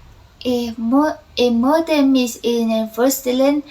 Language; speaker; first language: German; non-native, learner; Indonesian